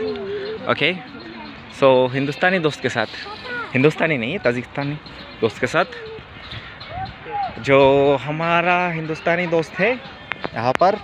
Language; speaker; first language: Hindi; native; Hindi